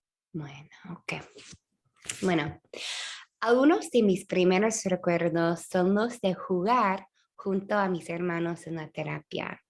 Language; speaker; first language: Spanish; non-native, fluent; English